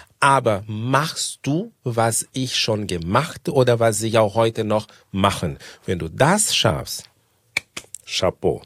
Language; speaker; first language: German; non-native, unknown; Portuguese